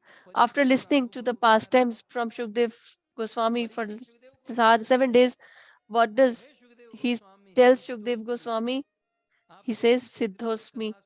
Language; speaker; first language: English; non-native, local second language; Hindi